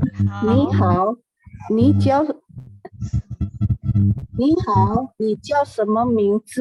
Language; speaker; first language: Chinese; non-native, learner; Indonesian